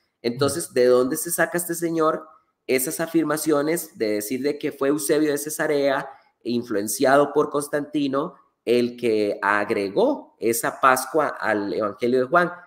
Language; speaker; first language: Spanish; native; Spanish